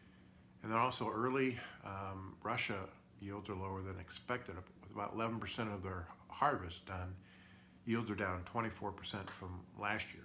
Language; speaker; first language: English; native; English